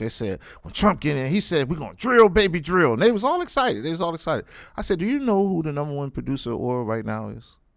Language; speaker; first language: English; native; English